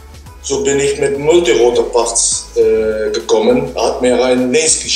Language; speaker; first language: German; non-native, learner; Dutch